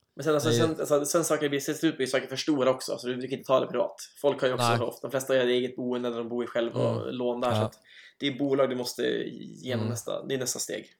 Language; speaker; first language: Swedish; native; Swedish